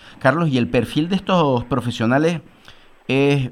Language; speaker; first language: Spanish; native; Spanish